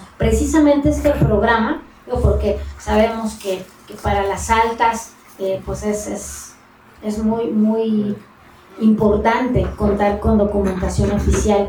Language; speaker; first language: Spanish; native; Spanish